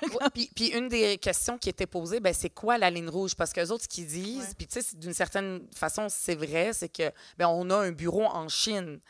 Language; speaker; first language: French; early bilingual, other home language; Arabic